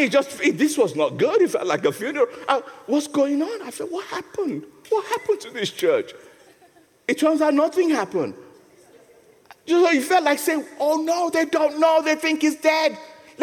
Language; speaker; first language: English; non-native, local second language; Yoruba